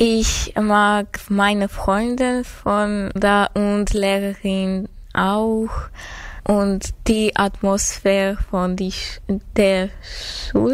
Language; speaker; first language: German; non-native, learner; Armenian